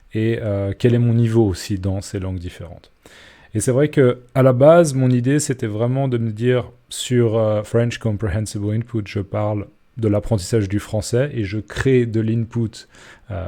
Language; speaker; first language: French; native; French